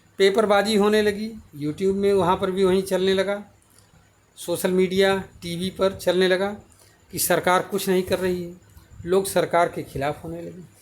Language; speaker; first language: Hindi; native; Hindi